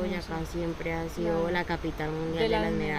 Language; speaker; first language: Spanish; native; Spanish